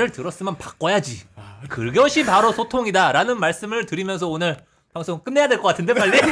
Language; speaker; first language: Korean; native; Korean